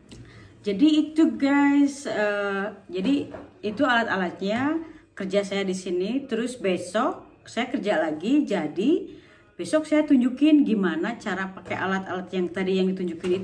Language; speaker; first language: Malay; non-native, local second language; Sundanese